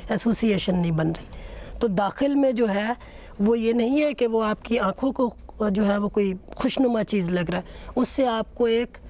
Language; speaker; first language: Urdu; native; Urdu